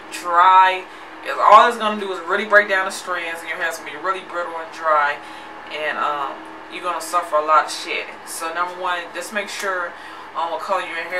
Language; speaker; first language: English; native; English